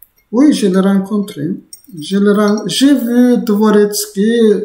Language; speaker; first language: French; non-native, fluent; Azerbaijani